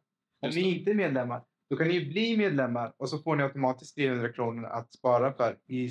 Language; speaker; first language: Swedish; native; Swedish